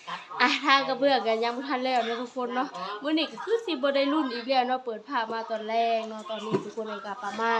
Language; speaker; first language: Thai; non-native, local second language; Northeastern Thai